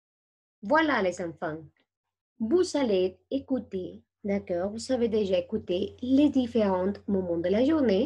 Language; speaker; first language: French; non-native, fluent; Spanish